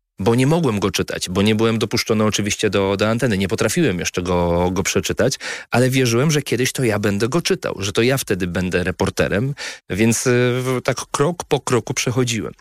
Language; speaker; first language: Polish; native; Polish